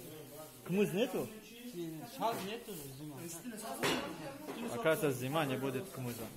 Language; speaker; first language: Russian; non-native, learner; Tajik